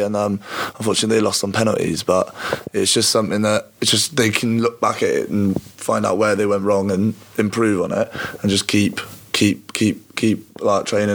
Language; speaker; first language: English; native; English